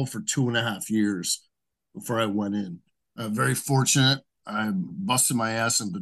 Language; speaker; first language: English; native; English